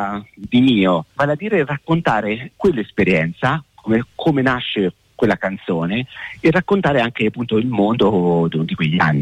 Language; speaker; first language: Italian; native; Italian